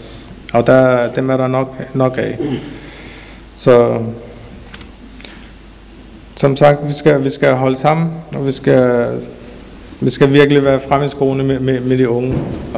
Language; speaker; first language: Danish; early bilingual, other home language; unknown